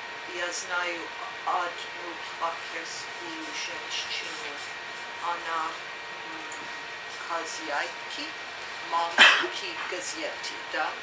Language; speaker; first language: Russian; non-native, learner; English